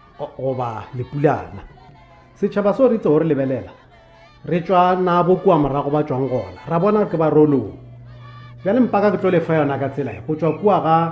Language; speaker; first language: Northern Sotho; native; Northern Sotho